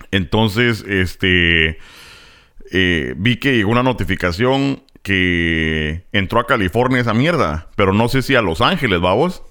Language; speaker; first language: Spanish; native; Spanish